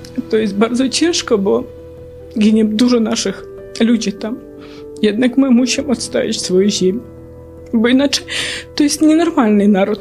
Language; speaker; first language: Polish; non-native, fluent; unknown